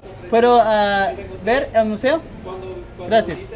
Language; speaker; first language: Spanish; non-native, learner; English